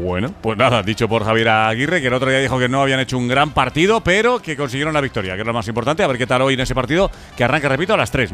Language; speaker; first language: Spanish; native; Spanish